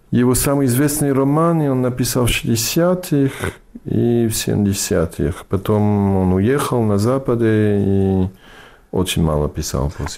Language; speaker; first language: Russian; non-native, fluent; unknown